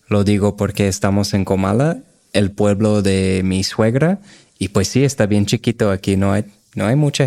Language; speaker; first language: Spanish; non-native, fluent; English